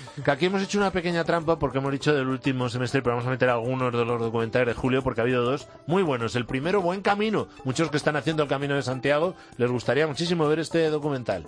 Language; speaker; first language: Spanish; native; Spanish